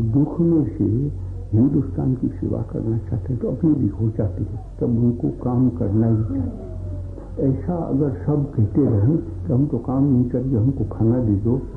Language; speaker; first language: Hindi; non-native, local second language; Gujarati